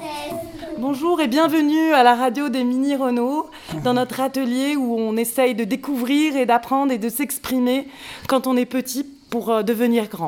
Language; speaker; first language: French; native; French